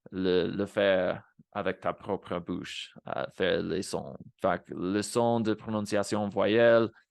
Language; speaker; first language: French; non-native, fluent; Spanish